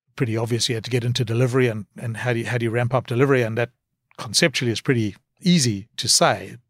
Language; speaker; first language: English; native; English